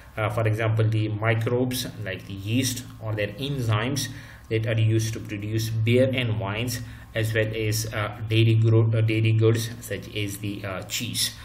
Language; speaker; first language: English; non-native, local second language; Urdu